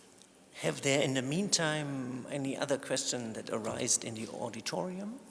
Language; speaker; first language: English; non-native, fluent; German